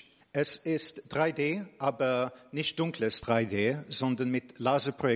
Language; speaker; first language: German; non-native, fluent; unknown